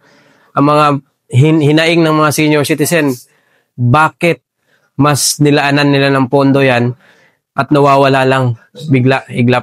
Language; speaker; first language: Filipino; native; Filipino